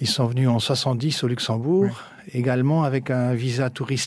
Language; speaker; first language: French; early bilingual, other home language; Portuguese